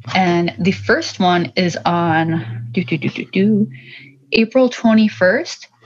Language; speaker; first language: English; native; English